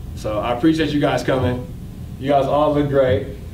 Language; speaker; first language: English; native; English